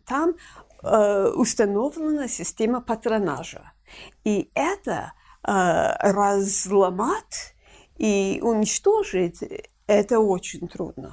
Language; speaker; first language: Russian; non-native, fluent; English